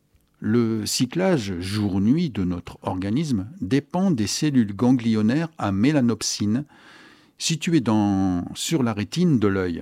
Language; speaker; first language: French; native; French